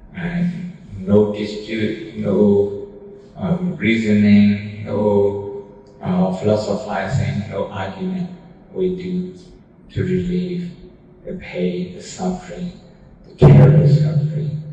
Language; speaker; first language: English; non-native, fluent; Burmese